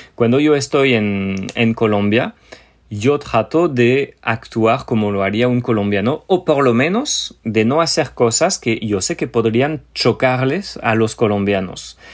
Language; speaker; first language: Spanish; non-native, fluent; French